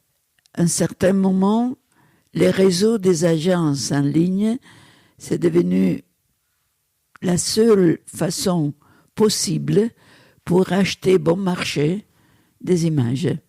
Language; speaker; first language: French; non-native, fluent; Italian